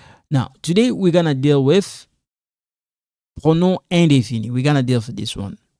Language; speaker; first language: English; non-native, fluent; Lingala